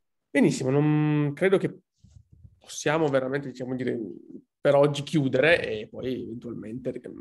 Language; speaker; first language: Italian; native; Italian